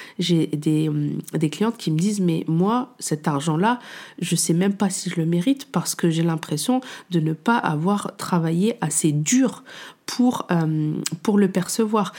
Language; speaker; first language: French; native; French